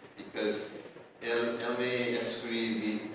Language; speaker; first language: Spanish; non-native, learner; English